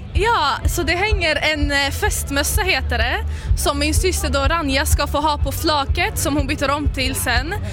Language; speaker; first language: Swedish; early bilingual, other home language; Arabic